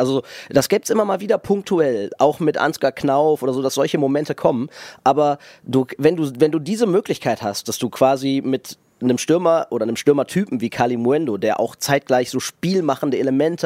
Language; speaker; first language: German; native; German